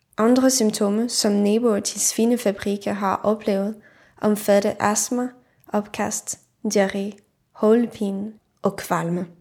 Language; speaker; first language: Danish; non-native, fluent; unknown